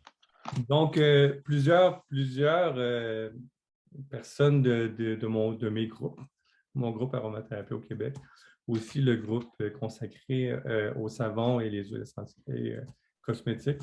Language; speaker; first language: French; native; French